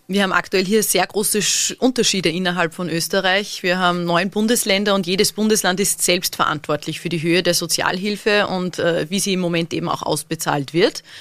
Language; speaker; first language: German; native; German